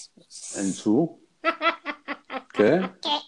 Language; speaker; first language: Spanish; native; Spanish